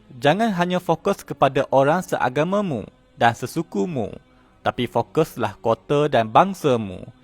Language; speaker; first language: Malay; native; Malay